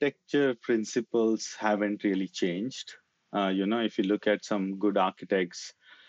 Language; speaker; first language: English; non-native, local second language; Marathi